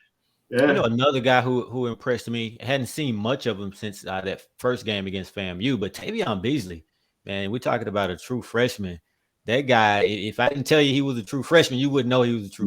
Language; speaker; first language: English; native; English